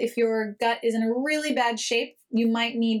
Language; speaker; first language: English; native; English